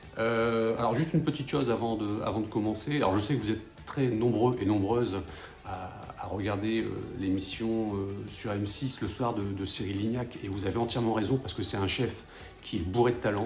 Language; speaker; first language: French; native; French